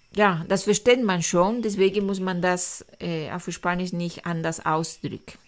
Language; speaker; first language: German; non-native, fluent; Spanish